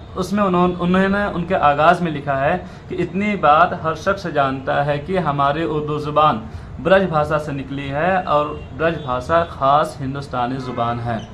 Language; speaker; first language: Urdu; native; Urdu